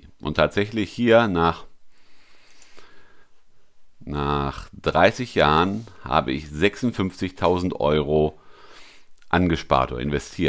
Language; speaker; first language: German; native; German